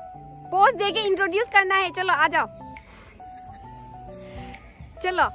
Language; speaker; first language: Hindi; non-native, local second language; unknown